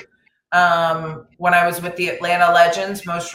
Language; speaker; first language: English; native; English